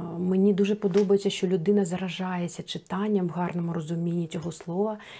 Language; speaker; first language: Ukrainian; non-native, local second language; Russian